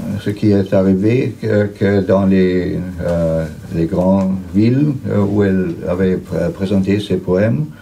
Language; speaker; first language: French; non-native, fluent; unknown